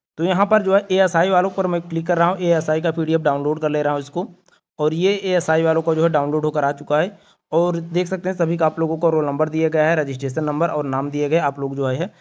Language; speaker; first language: Hindi; native; Hindi